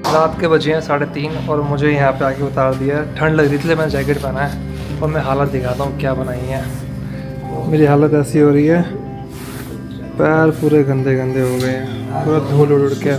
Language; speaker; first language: Hindi; native; Hindi